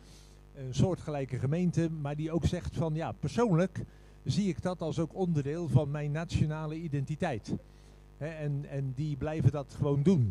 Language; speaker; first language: Dutch; native; Dutch